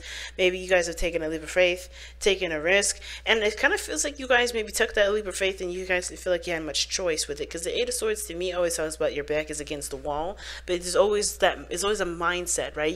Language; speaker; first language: English; native; English